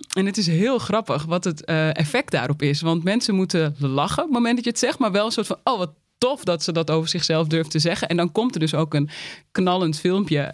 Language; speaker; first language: Dutch; native; Dutch